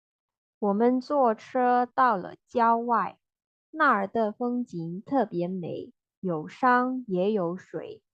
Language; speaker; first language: Chinese; non-native, learner; Burmese